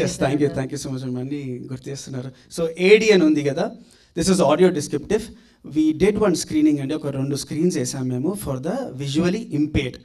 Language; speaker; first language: Telugu; native; Telugu